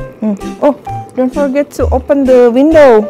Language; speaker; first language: English; non-native, learner; Indonesian